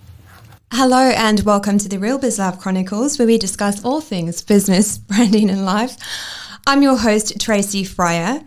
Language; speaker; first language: English; native; English